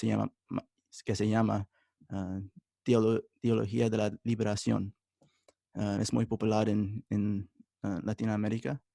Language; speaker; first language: Spanish; early bilingual, heritage; Spanish